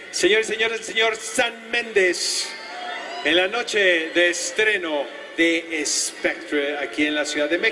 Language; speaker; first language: Spanish; native; Spanish